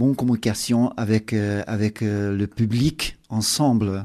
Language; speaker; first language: French; non-native, learner; Hungarian